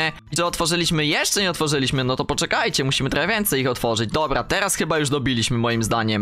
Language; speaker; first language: Polish; native; Polish